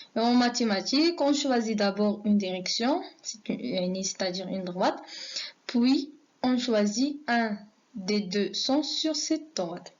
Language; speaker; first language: French; non-native, local second language; Arabic